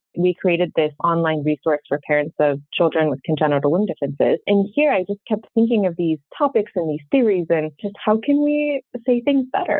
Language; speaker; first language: English; native; English